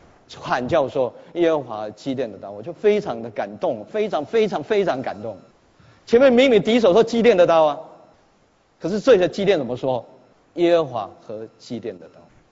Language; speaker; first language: Chinese; native; Chinese